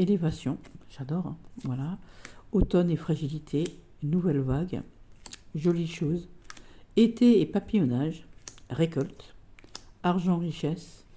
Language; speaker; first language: French; native; French